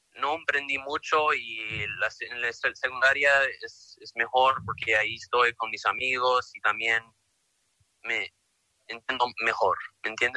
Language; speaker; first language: Spanish; early bilingual, heritage; Spanish